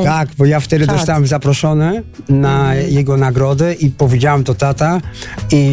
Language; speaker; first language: Polish; non-native, fluent; Dutch